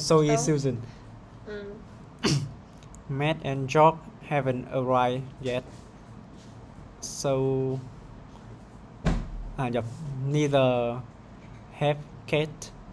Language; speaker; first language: English; non-native, learner; Vietnamese